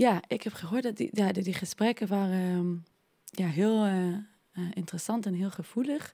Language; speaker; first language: Dutch; non-native, fluent; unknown